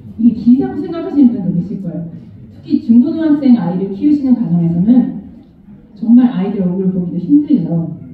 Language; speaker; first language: Korean; non-native, fluent; Japanese